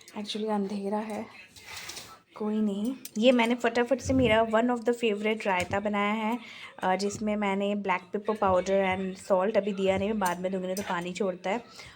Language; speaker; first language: Hindi; non-native, local second language; Bangla